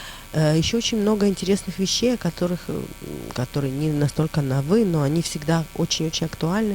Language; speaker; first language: Russian; native; Russian